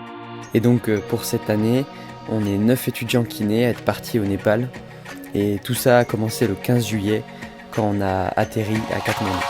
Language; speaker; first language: French; native; French